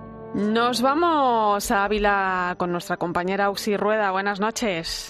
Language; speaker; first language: Spanish; native; Spanish